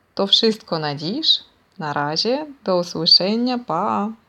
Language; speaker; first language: Polish; non-native, learner; Ukrainian